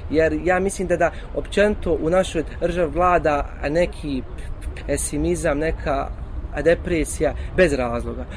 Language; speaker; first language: Bosnian; native; Bosnian